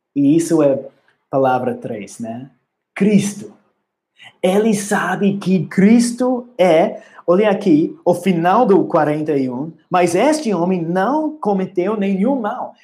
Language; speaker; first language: Portuguese; non-native, learner; English